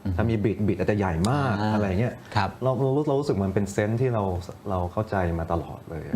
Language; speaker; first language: Thai; non-native, local second language; English